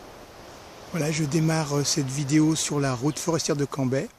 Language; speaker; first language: French; native; French